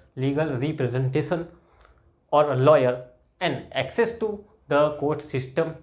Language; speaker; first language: English; non-native, local second language; Gujarati